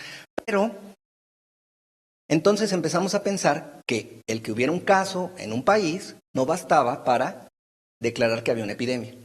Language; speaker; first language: Spanish; native; Spanish